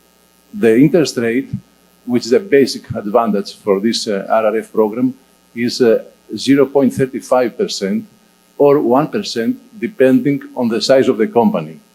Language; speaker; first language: English; non-native, fluent; Greek